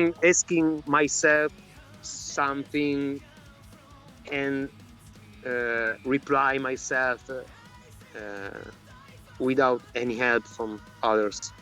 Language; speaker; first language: English; non-native, fluent; Italian